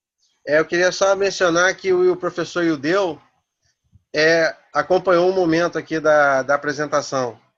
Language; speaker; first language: Portuguese; native; Portuguese